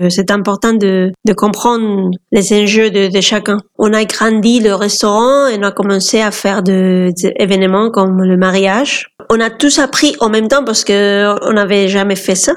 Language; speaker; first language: French; non-native, fluent; Spanish